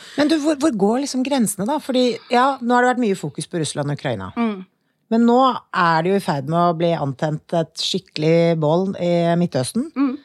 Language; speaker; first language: Norwegian; native; Norwegian